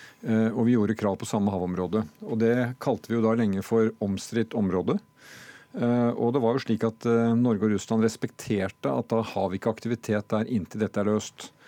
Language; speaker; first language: Norwegian; native; Norwegian